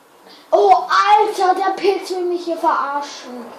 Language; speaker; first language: German; native; German